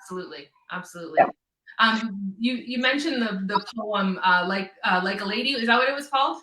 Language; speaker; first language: English; native; English